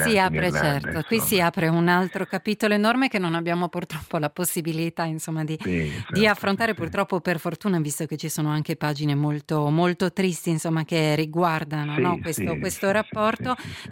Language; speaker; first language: Italian; native; Italian